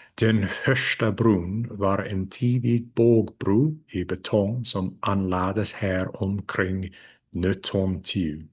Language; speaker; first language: Swedish; non-native, learner; English